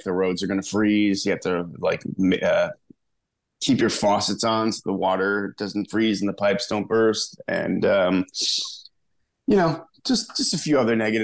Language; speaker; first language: English; native; English